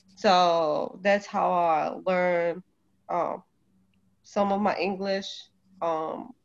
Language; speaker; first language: English; early bilingual, other home language; Polish